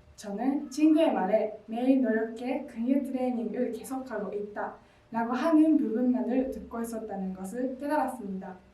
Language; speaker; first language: Korean; non-native, learner; Japanese